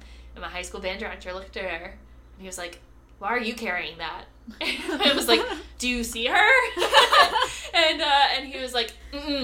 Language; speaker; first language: English; native; English